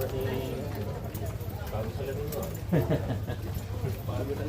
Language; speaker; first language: Filipino; native; Filipino